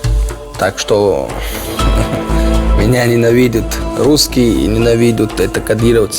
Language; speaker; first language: Russian; non-native, local second language; Chechen